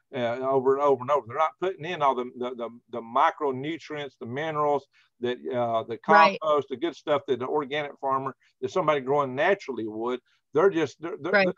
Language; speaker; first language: English; native; English